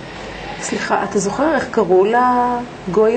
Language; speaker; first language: Hebrew; native; Hebrew